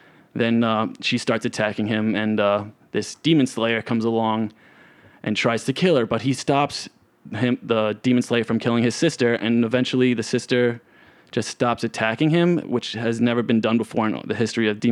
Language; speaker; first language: English; non-native, fluent; Italian